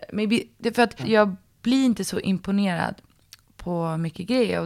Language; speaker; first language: Swedish; early bilingual, other home language; English